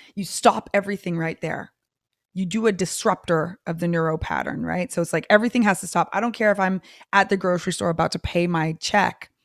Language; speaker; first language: English; native; English